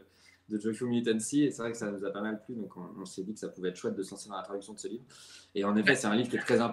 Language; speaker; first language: French; native; French